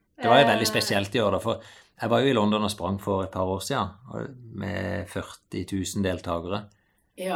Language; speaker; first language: Norwegian; native; Norwegian